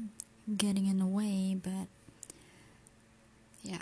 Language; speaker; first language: English; non-native, local second language; Filipino